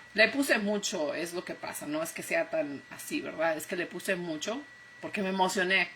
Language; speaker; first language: Spanish; early bilingual, heritage; Spanish